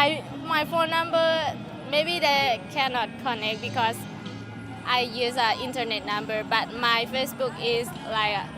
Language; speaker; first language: English; non-native, learner; Hmong